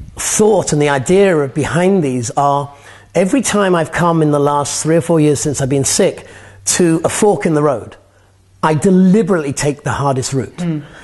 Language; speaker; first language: English; native; English